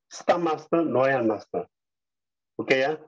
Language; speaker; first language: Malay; non-native, learner; Korean